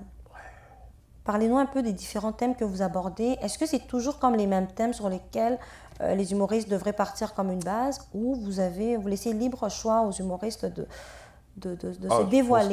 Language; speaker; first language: French; native; French